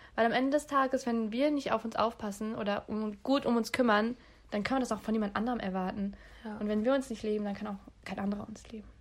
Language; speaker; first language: German; early bilingual, other home language; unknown